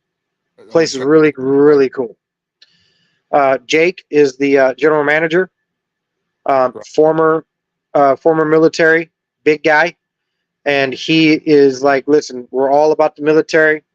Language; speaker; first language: English; native; English